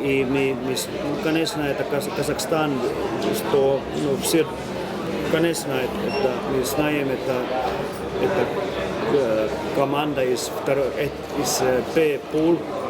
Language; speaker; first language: Russian; non-native, learner; Finnish